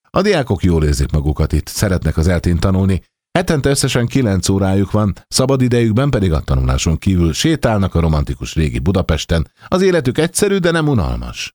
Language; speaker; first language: Hungarian; native; Hungarian